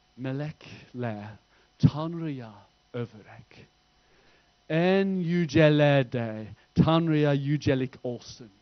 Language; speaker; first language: Turkish; non-native, fluent; English